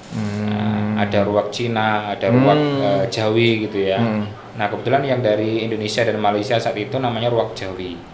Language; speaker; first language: Indonesian; native; Indonesian